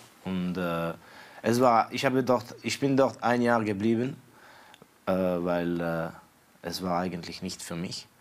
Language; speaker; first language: German; non-native, fluent; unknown